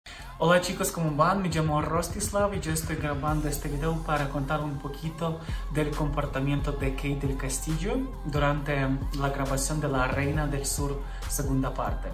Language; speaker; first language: Spanish; non-native, fluent; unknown